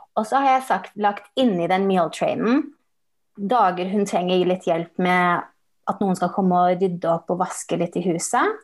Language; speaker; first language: Norwegian; early bilingual, heritage; English